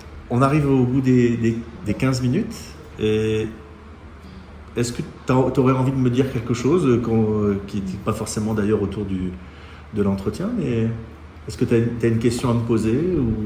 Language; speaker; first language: French; native; French